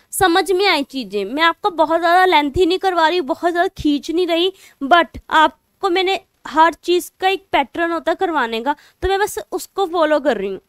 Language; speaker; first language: Hindi; non-native, local second language; Punjabi